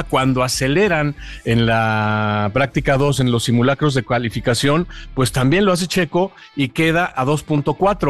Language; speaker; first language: Spanish; native; Spanish